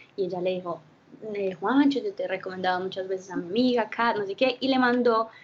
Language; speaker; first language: Spanish; early bilingual, heritage; Spanish